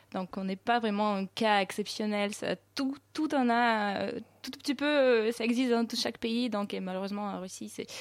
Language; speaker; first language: French; non-native, fluent; Russian